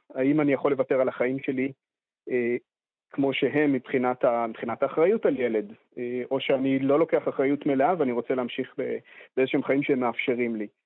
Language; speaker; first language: Hebrew; native; Hebrew